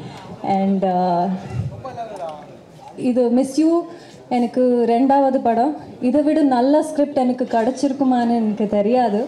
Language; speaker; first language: Tamil; non-native, local second language; Kannada